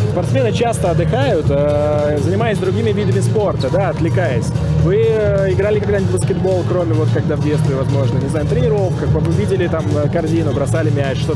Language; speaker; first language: Russian; native; Russian